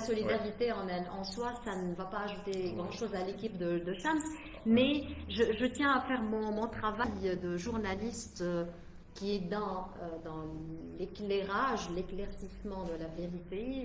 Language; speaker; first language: French; non-native, local second language; Arabic